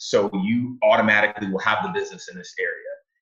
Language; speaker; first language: English; native; English